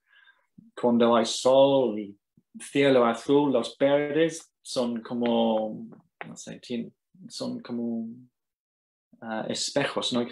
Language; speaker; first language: Spanish; non-native, fluent; English